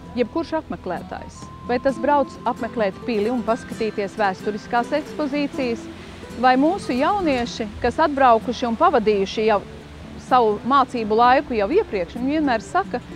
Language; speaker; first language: Latvian; native; Latvian